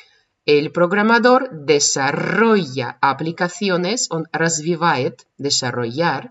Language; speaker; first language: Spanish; non-native, fluent; Russian